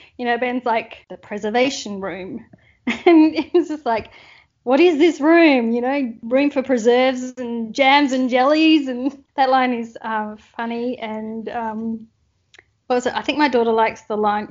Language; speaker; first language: English; native; English